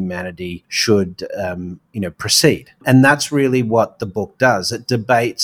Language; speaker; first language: English; native; English